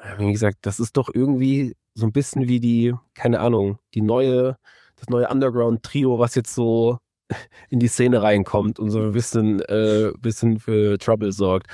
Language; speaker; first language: German; native; German